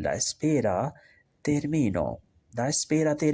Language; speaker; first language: Spanish; non-native, fluent; Urdu